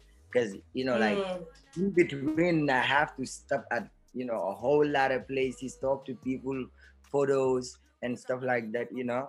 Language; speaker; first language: English; non-native, local second language; Mandingo